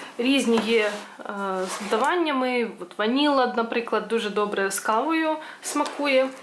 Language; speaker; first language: Ukrainian; non-native, local second language; Russian